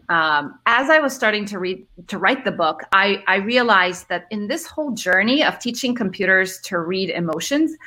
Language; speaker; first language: English; early bilingual, other home language; Arabic